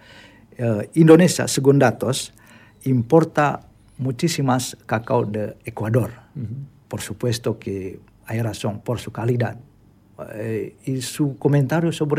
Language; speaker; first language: Spanish; non-native, learner; Indonesian